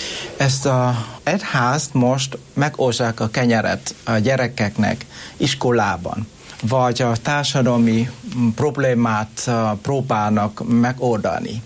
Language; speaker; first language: Hungarian; non-native, learner; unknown